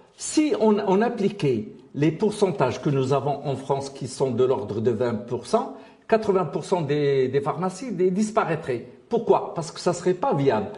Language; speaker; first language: French; non-native, local second language; Arabic